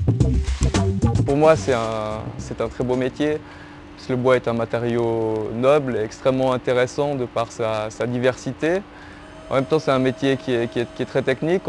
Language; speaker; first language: French; native; French